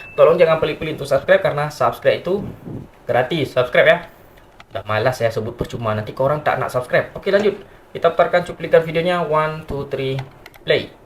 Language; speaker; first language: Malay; native; Malay